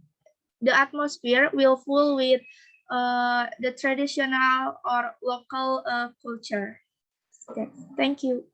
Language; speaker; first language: English; non-native, learner; Indonesian